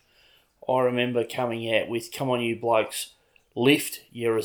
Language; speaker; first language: English; native; English